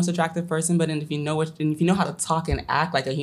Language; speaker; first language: English; native; English